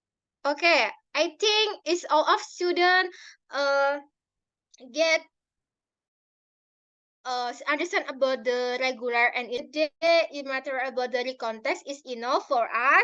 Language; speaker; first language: English; non-native, learner; Indonesian